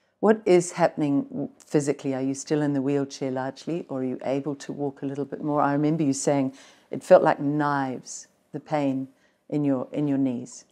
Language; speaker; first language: English; native; English